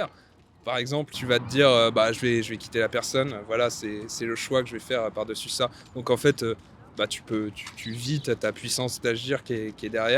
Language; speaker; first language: French; native; French